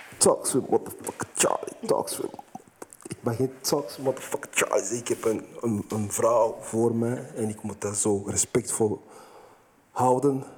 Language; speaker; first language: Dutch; non-native, fluent; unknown